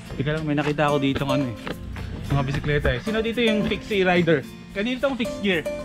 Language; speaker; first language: Filipino; non-native, local second language; Aklanon